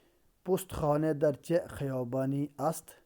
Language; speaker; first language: Persian; non-native, fluent; Urdu